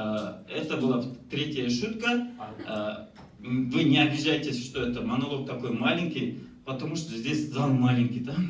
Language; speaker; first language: Russian; non-native, local second language; Kazakh